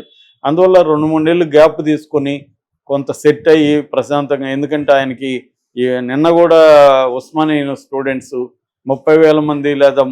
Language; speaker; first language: Telugu; native; Telugu